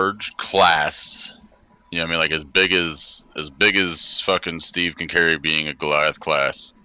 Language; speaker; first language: English; native; English